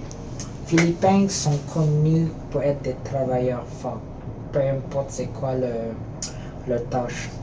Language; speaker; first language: French; early bilingual, other home language; Filipino